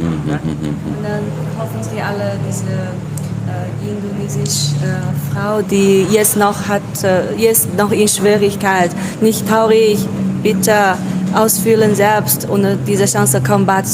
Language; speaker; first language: German; non-native, learner; Indonesian